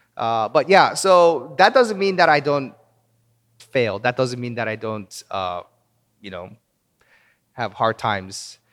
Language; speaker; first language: English; early bilingual, other home language; Korean